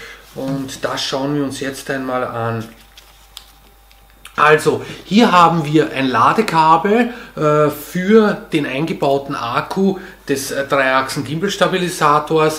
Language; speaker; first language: German; native; German